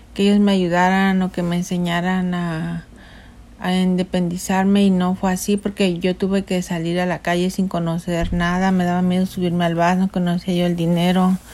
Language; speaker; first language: Spanish; native; Spanish